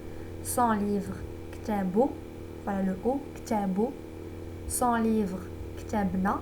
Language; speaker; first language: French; non-native, local second language; Arabic